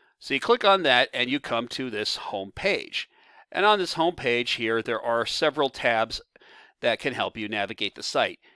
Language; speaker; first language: English; native; English